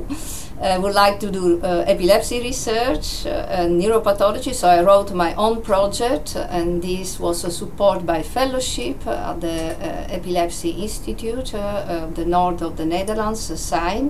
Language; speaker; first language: English; non-native, fluent; Italian